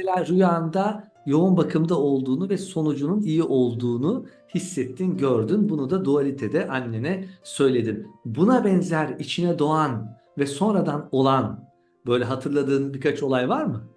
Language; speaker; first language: Turkish; native; Turkish